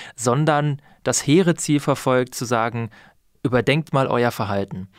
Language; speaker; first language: German; native; German